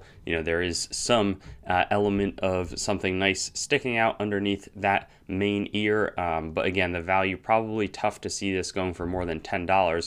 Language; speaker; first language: English; native; English